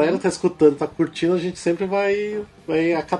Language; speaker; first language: Portuguese; native; Portuguese